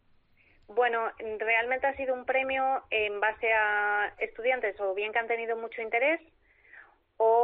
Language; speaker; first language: Spanish; native; Spanish